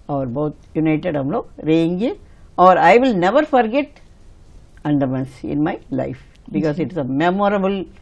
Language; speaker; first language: Hindi; non-native, local second language; Tamil